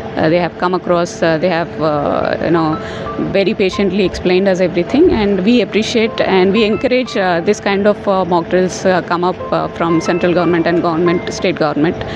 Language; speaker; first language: English; non-native, local second language; Telugu